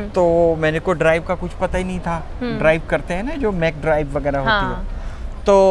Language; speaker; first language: Hindi; native; Hindi